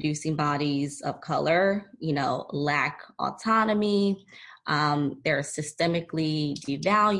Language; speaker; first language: English; native; English